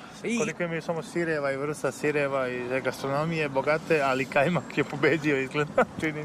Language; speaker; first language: Serbian; native; Serbian